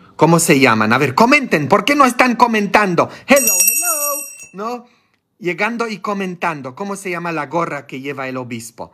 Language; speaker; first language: Spanish; non-native, fluent; Polish